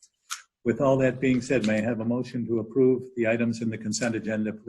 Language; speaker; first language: English; native; English